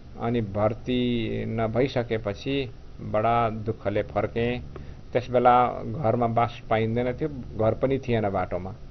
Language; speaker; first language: Nepali; non-native, local second language; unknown